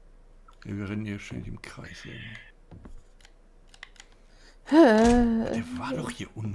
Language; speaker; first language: German; native; German